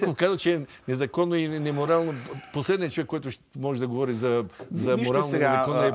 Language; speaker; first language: Bulgarian; native; Bulgarian